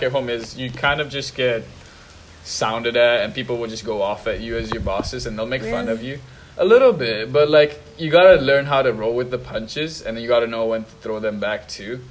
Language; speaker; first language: English; non-native, local second language; Tamil